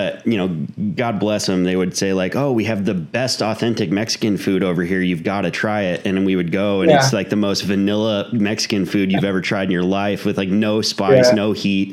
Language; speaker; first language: English; native; English